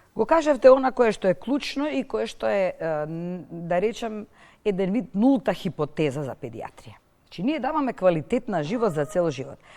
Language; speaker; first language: Macedonian; non-native, local second language; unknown